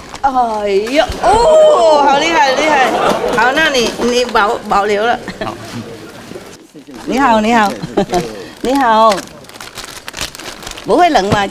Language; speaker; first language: Chinese; non-native, fluent; Vietnamese